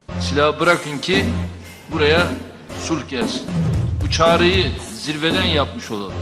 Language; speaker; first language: Turkish; native; Turkish